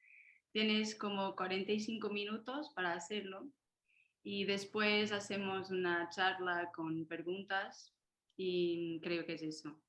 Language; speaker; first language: Spanish; non-native, fluent; Portuguese